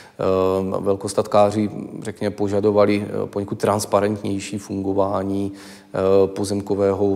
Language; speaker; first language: Czech; native; Czech